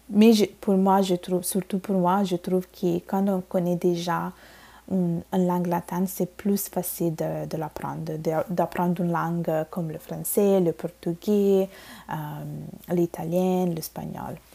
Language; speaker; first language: French; non-native, fluent; Bangla